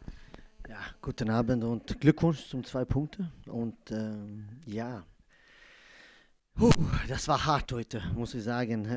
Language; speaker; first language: German; non-native, fluent; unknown